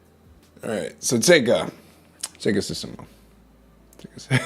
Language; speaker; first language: Chinese; non-native, learner; English